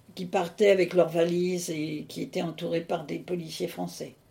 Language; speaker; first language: French; native; French